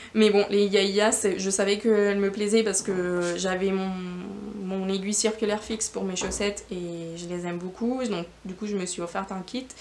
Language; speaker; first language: French; non-native, fluent; Spanish